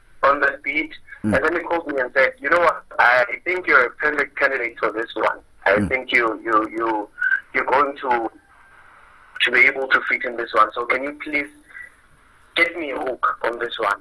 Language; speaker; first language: English; non-native, local second language; Zulu